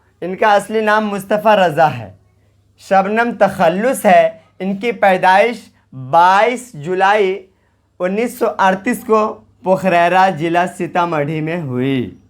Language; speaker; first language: Urdu; native; Urdu